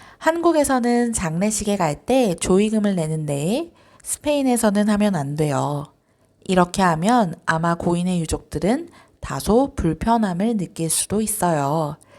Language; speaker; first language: Korean; non-native, fluent; Spanish